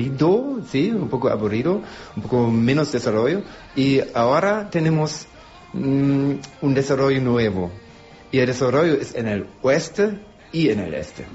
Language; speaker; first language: Spanish; non-native, fluent; German